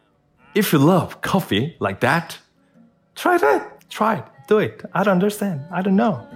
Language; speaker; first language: English; non-native, learner; Korean